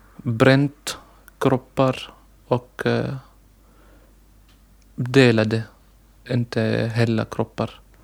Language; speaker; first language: Swedish; non-native, learner; Arabic